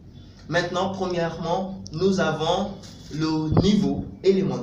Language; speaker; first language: French; non-native, fluent; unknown